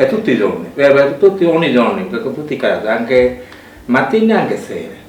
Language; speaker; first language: Italian; non-native, learner; Bangla